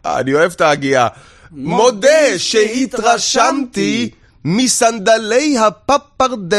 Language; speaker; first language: Hebrew; native; Hebrew